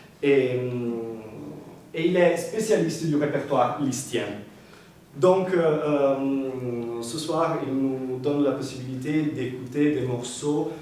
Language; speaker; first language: French; non-native, fluent; Italian